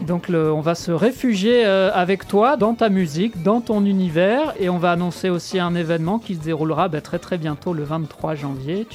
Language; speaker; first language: French; native; French